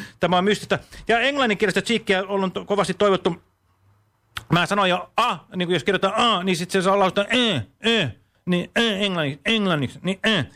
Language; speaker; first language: Finnish; native; Finnish